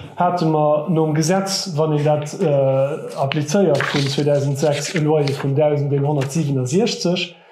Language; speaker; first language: Luxembourgish; native; Luxembourgish